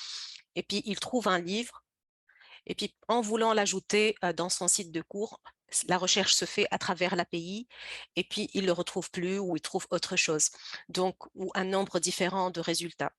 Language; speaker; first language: French; native; French